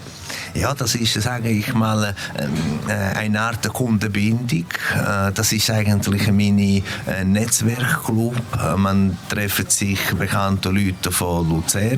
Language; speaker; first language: German; non-native, fluent; Italian